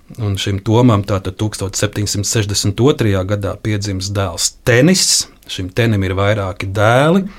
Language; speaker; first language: Latvian; native; Latvian